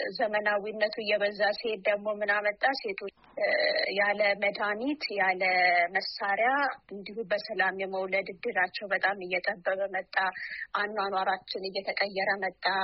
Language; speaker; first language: Amharic; non-native, local second language; Oromo